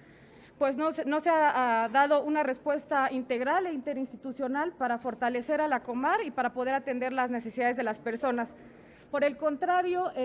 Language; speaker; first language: Spanish; native; Spanish